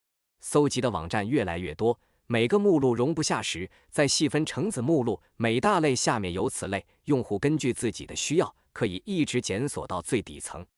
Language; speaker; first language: Chinese; native; Chinese